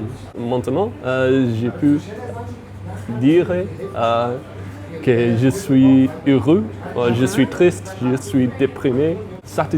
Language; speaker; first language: French; non-native, learner; English